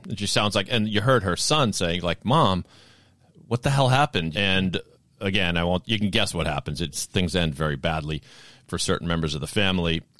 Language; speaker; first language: English; native; English